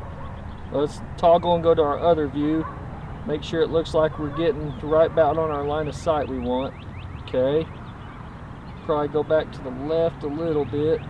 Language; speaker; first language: English; native; English